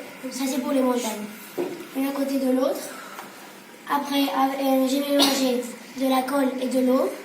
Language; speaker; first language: French; non-native, local second language; Spanish